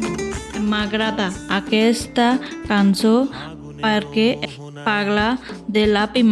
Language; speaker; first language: Catalan; non-native, learner; Bangla